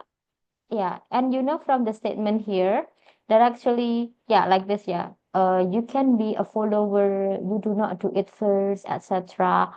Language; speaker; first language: English; non-native, fluent; Indonesian